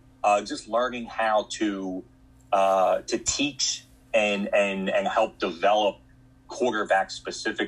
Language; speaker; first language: English; native; English